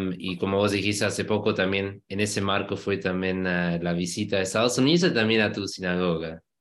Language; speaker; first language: Spanish; non-native, fluent; German